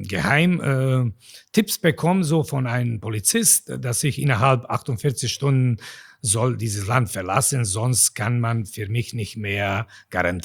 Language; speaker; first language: German; non-native, fluent; Bosnian